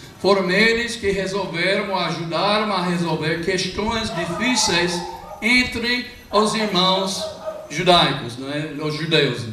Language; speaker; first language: Portuguese; non-native, fluent; English